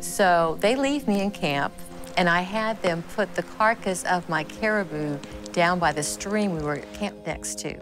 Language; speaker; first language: English; native; English